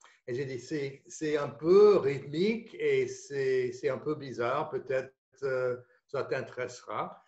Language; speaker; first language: French; non-native, fluent; English